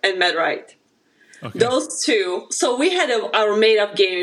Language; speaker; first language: English; non-native, fluent; Slovak